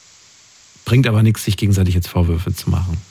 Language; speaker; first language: German; native; German